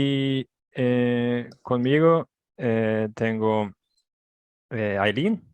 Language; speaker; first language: Spanish; non-native, fluent; Swedish